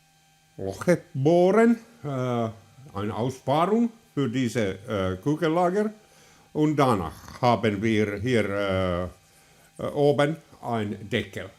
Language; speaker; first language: German; non-native, learner; Finnish